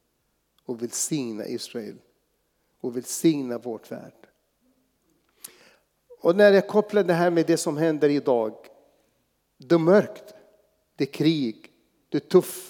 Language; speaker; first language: Swedish; non-native, fluent; Arabic